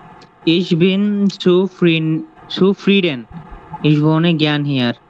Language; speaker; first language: German; non-native, learner; Bangla